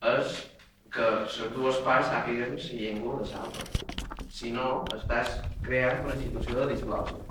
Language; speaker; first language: Catalan; non-native, fluent; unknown